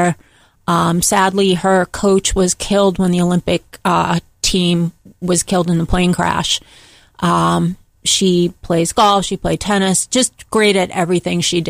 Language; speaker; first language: English; native; English